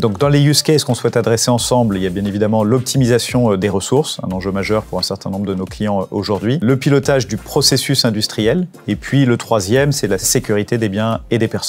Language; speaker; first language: French; native; French